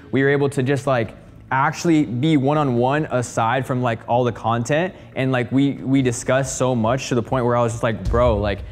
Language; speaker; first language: English; native; English